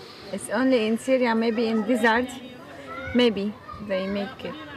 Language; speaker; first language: English; non-native, learner; Arabic